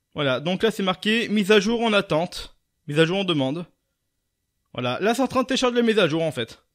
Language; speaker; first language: French; native; French